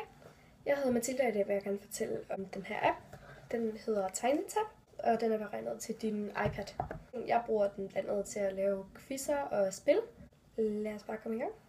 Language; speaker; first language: Danish; native; Danish